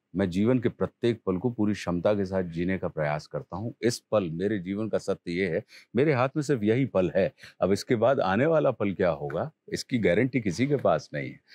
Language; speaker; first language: Hindi; native; Hindi